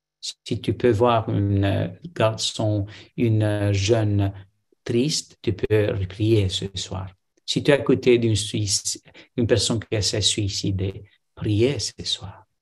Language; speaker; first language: French; non-native, fluent; Romanian